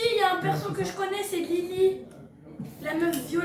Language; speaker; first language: French; native; French